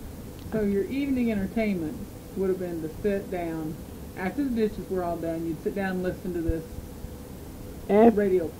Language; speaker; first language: English; native; English